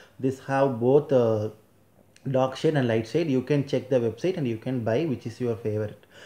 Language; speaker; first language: English; non-native, local second language; Tamil